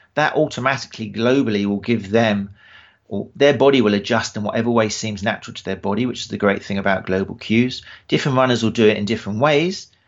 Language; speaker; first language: English; native; English